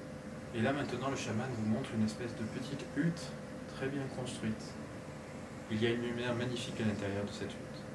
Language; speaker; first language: French; native; French